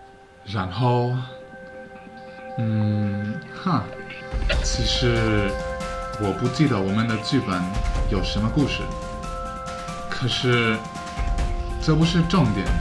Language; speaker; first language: Chinese; non-native, learner; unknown